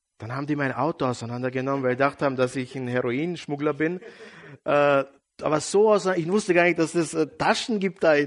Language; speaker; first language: German; non-native, fluent; Serbian